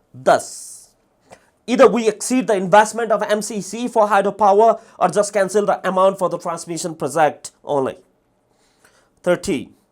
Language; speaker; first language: English; non-native, fluent; Nepali